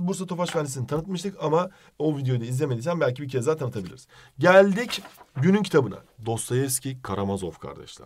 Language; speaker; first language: Turkish; native; Turkish